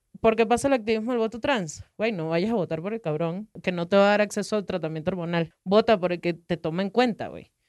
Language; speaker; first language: Spanish; native; Spanish